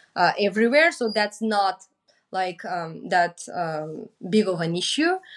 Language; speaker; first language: English; non-native, fluent; Macedonian